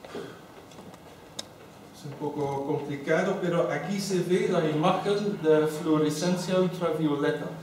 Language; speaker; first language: Spanish; non-native, fluent; Dutch